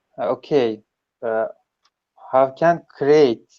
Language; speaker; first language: English; non-native, learner; Turkish